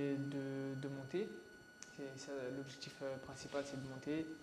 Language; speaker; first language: French; early bilingual, other home language; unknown